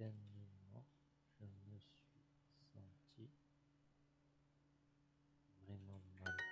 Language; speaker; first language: French; non-native, learner; English